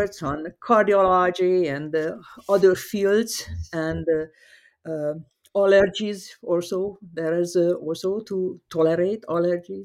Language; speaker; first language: English; non-native, fluent; Hungarian